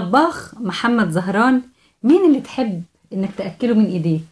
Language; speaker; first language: Arabic; native; Arabic